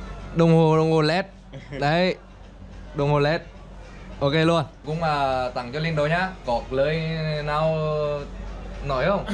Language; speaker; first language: Vietnamese; native; Vietnamese